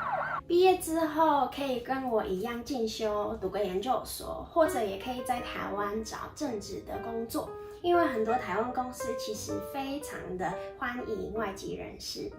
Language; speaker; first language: Chinese; non-native, fluent; Mongolian